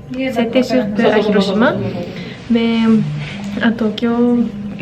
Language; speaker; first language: French; non-native, learner; Japanese